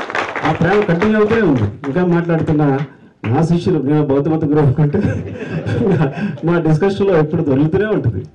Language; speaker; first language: Telugu; native; Telugu